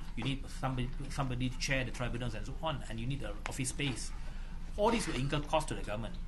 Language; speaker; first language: English; non-native, local second language; Malay